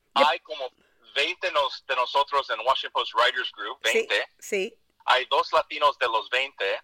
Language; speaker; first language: Spanish; early bilingual, heritage; Spanish